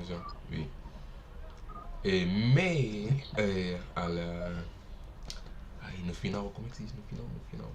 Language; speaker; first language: French; non-native, learner; Portuguese